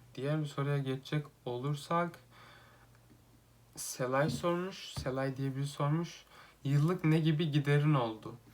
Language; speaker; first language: Turkish; native; Turkish